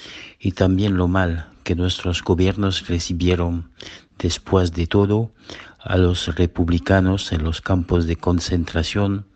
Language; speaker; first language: Spanish; early bilingual, heritage; Spanish